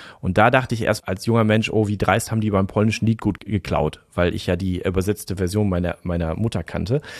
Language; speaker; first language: German; native; German